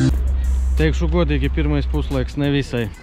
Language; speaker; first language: Latvian; non-native, local second language; Russian